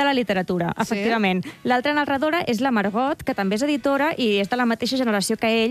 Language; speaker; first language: Catalan; native; Catalan